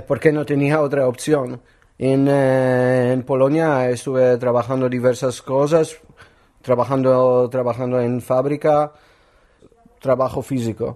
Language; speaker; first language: Spanish; non-native, learner; Polish